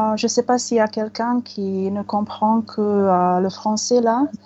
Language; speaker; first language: French; non-native, fluent; Romanian